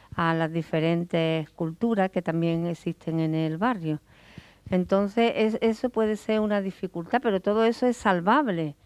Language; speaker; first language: Spanish; native; Spanish